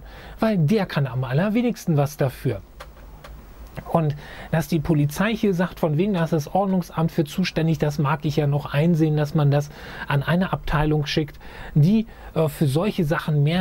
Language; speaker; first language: German; native; German